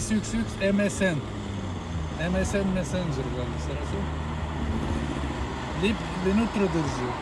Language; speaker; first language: Russian; non-native, learner; Turkish